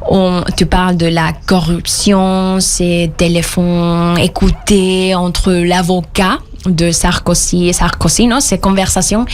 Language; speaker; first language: French; non-native, fluent; Spanish